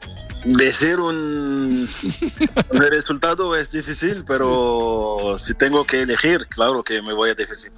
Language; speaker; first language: Spanish; non-native, fluent; French